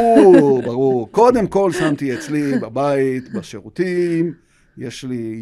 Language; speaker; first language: Hebrew; native; Hebrew